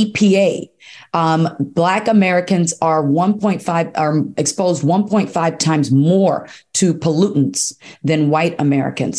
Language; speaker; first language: English; native; English